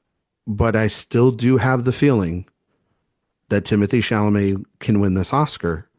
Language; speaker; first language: English; native; English